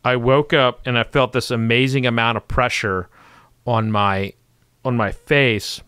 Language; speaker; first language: English; native; English